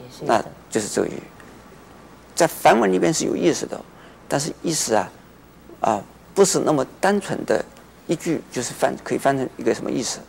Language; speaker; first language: Chinese; native; Chinese